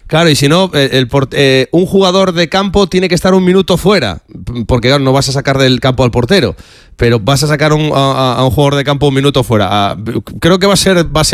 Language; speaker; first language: Spanish; native; Spanish